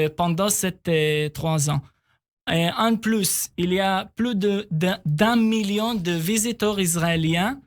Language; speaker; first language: French; non-native, fluent; Hebrew